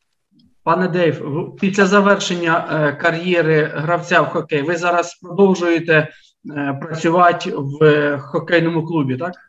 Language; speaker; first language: Ukrainian; native; Ukrainian